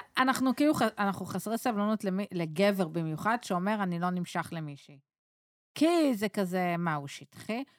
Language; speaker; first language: Hebrew; native; Hebrew